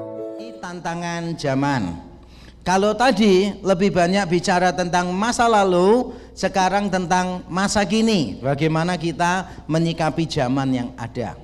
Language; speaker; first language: Indonesian; native; Indonesian